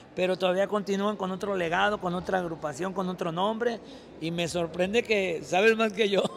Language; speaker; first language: Spanish; native; Spanish